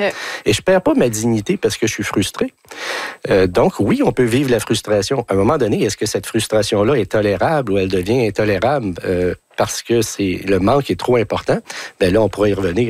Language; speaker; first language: French; native; French